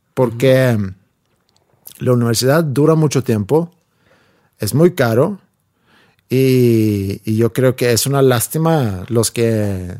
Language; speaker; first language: Spanish; non-native, fluent; Swedish